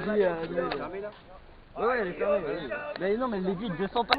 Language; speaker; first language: French; native; French